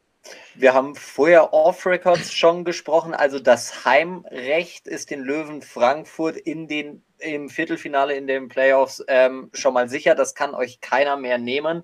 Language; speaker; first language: German; native; German